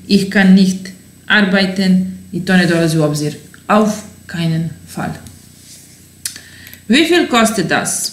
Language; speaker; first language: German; non-native, fluent; Serbian